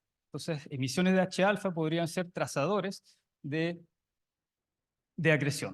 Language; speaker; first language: Spanish; native; Spanish